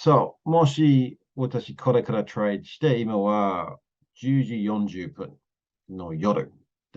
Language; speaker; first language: Japanese; non-native, learner; English